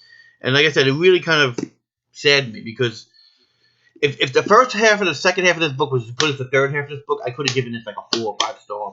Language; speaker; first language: English; native; English